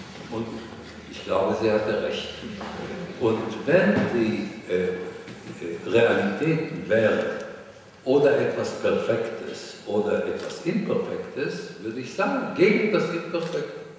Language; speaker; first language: German; non-native, fluent; Hebrew